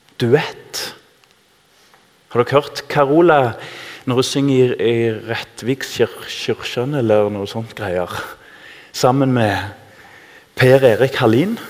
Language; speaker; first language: Norwegian; native; Norwegian